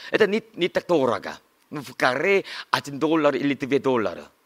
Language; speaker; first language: Russian; non-native, learner; Korean